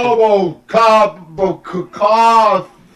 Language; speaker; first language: English; native; English